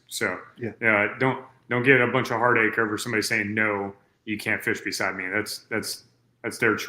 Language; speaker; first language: English; native; English